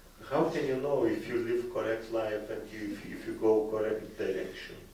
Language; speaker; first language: English; non-native, fluent; Lithuanian